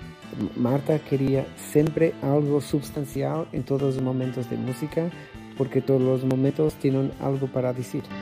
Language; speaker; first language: Spanish; non-native, fluent; Portuguese